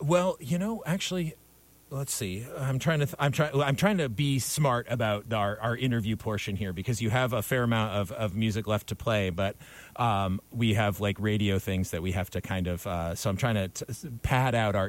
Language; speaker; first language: English; native; English